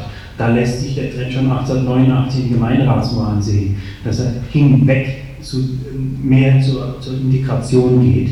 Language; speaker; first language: German; native; German